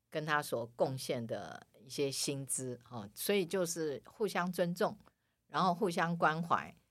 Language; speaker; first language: Chinese; native; Chinese